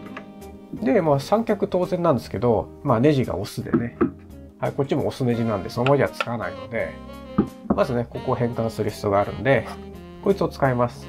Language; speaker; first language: Japanese; native; Japanese